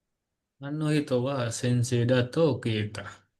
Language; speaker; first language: Japanese; non-native, learner; Indonesian